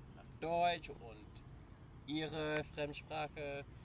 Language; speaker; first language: German; non-native, learner; English